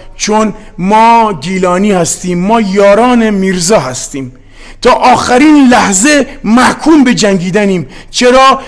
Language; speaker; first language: Persian; native; Persian